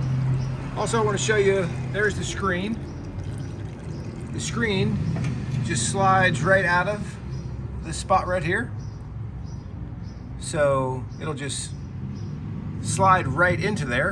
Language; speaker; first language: English; native; English